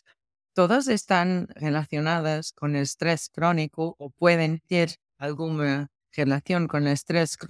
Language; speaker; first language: Spanish; non-native, fluent; Portuguese